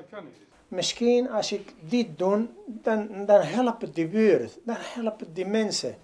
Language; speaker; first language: Dutch; non-native, learner; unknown